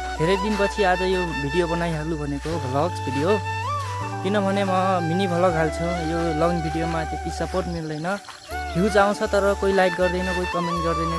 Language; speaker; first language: Nepali; non-native, local second language; Rana Tharu